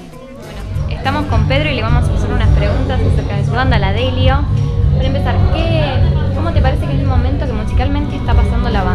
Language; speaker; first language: Spanish; native; Spanish